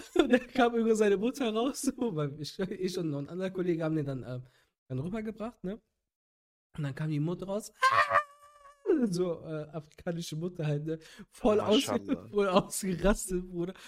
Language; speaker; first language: German; native; German